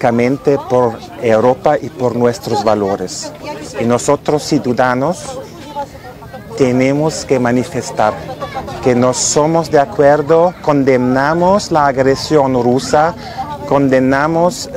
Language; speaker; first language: Spanish; non-native, fluent; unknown